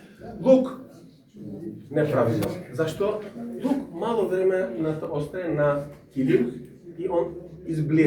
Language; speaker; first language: Bulgarian; non-native, learner; Serbian